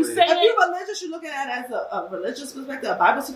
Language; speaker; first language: English; native; English